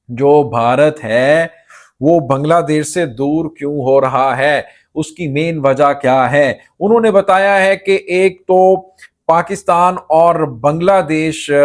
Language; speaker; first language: Urdu; native; Urdu